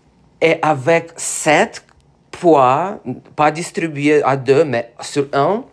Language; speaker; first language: French; non-native, learner; Russian